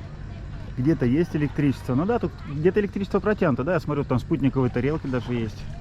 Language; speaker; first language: Russian; native; Russian